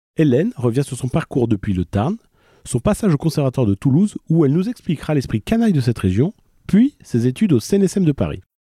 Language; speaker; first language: French; native; French